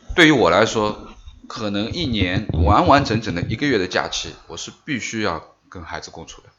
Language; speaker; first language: Chinese; native; Chinese